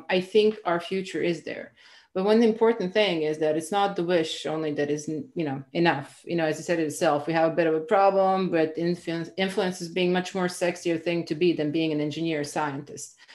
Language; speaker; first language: English; non-native, fluent; Croatian